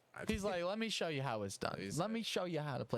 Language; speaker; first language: English; native; English